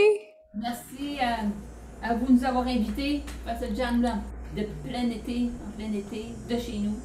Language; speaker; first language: French; native; French